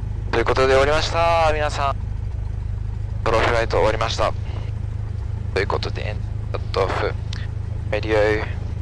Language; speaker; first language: Japanese; native; Japanese